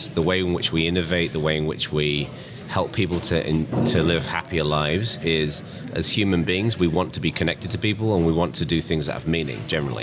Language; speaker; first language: English; native; English